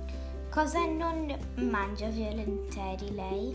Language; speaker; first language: Italian; early bilingual, heritage; Italian